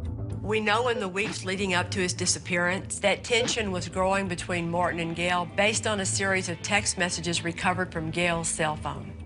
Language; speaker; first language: English; native; English